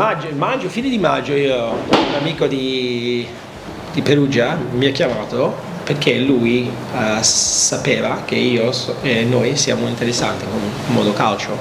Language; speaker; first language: Italian; non-native, learner; English